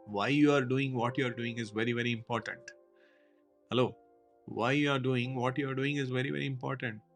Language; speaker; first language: English; non-native, local second language; Hindi